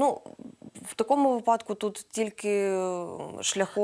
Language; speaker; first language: Ukrainian; native; Ukrainian